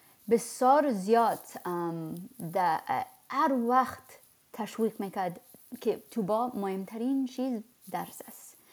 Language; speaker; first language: Persian; early bilingual, heritage; Persian